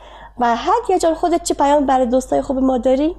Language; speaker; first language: Persian; native; Persian